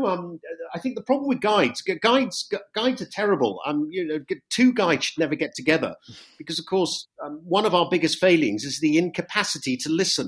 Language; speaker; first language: English; native; English